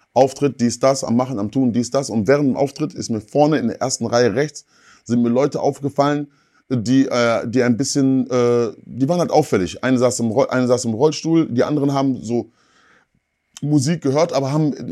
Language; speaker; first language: German; native; German